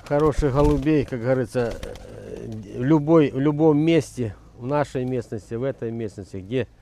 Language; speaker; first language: Russian; non-native, local second language; Ukrainian